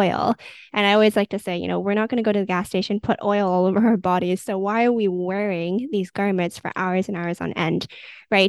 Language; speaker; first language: English; native; English